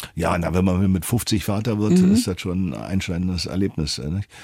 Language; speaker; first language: German; native; German